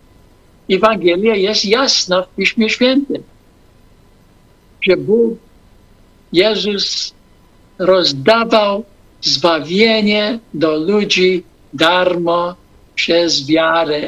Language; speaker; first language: Polish; non-native, fluent; English